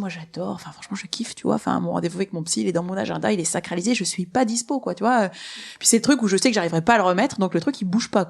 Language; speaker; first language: French; native; French